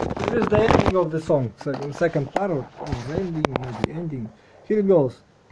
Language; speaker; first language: English; non-native, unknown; Russian